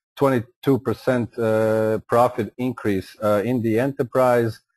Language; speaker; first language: English; non-native, fluent; Croatian